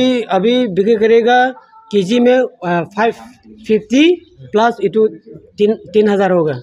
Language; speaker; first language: Hindi; non-native, local second language; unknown